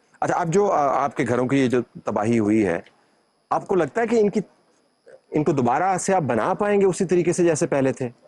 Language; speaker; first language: Urdu; native; Urdu